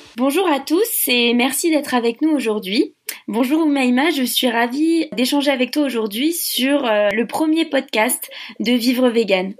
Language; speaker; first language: French; native; French